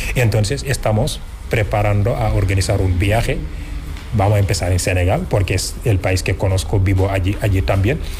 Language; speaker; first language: Spanish; non-native, fluent; Wolof